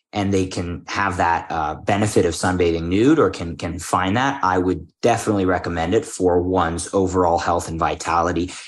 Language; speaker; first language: English; native; English